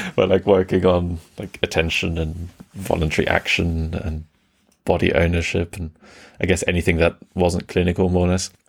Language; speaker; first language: English; early bilingual, other home language; German